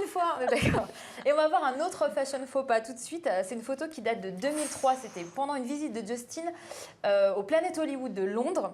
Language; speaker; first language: French; native; French